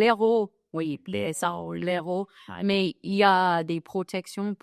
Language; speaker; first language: French; non-native, fluent; English